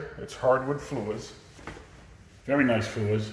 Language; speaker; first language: English; native; English